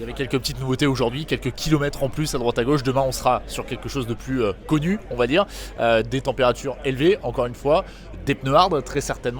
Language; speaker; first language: French; native; French